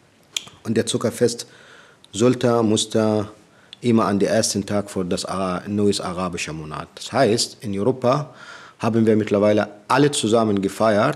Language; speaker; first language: German; non-native, fluent; Arabic